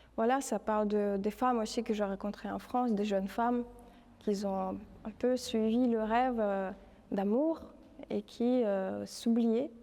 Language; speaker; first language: French; non-native, fluent; Russian